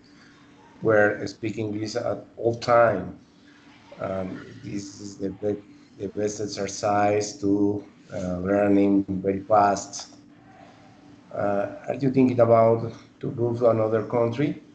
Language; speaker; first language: English; non-native, learner; Spanish